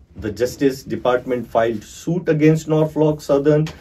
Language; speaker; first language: English; non-native, local second language; Marathi